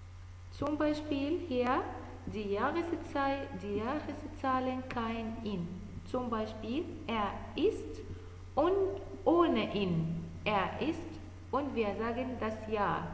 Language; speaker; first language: German; non-native, fluent; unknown